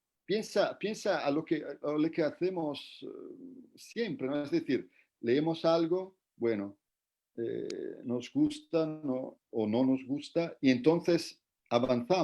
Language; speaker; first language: Spanish; non-native, fluent; Italian